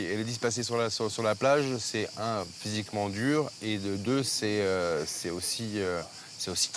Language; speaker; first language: French; native; French